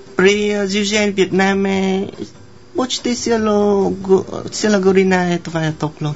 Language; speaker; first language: Bulgarian; non-native, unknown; Vietnamese